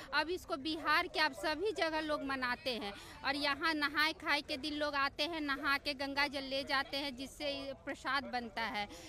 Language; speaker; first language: Hindi; native; Hindi